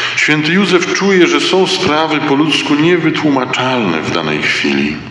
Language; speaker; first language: Polish; native; Polish